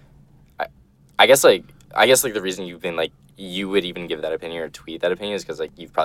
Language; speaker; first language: English; native; English